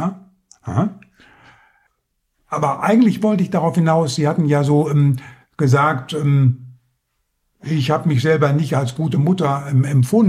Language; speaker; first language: German; native; German